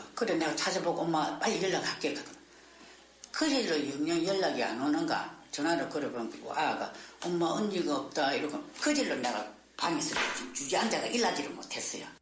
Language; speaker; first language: Korean; native; Korean